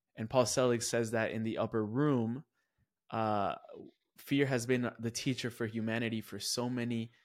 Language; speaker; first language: English; native; English